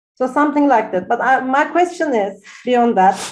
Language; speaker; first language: English; non-native, fluent; Turkish